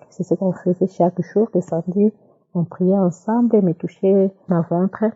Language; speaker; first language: French; non-native, local second language; Lingala